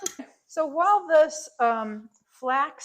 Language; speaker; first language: English; native; English